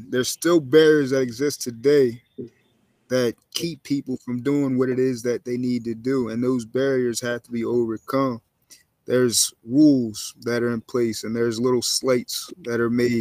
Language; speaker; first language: English; native; English